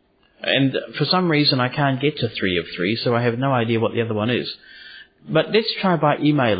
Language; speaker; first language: English; native; English